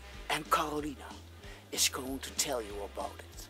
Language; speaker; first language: English; non-native, fluent; Dutch